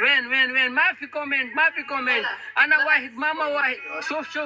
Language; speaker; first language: Arabic; non-native, learner; Urdu